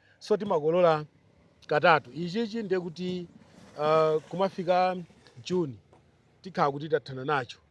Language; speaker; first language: Nyanja; native; Nyanja